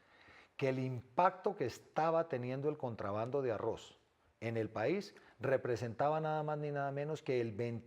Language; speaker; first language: Spanish; native; Spanish